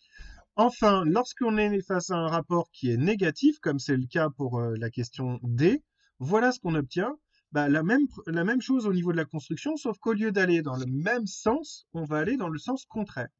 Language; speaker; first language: French; native; French